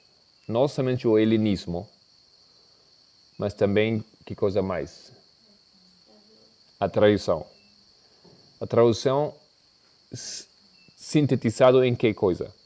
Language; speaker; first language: Portuguese; non-native, fluent; Spanish